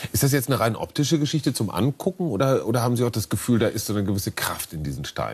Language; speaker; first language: German; native; German